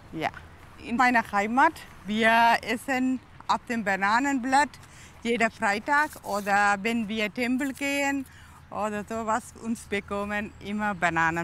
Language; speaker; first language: German; non-native, learner; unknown